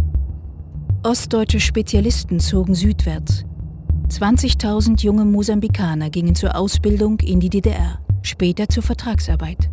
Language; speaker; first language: German; native; German